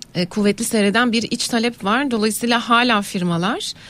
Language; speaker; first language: Turkish; native; Turkish